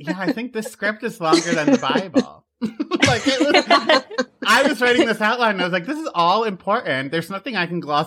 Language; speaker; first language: English; native; English